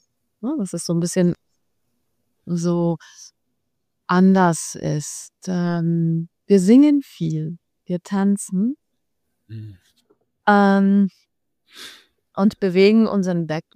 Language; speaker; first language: German; non-native, fluent; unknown